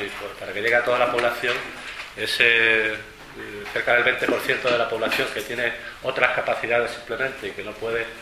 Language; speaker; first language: Spanish; native; Spanish